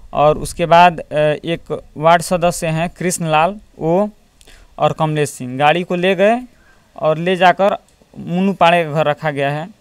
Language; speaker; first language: Hindi; native; Hindi